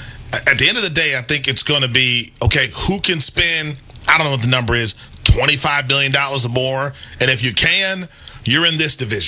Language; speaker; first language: English; native; English